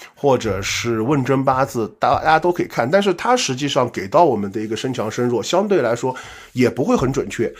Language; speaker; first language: Chinese; native; Chinese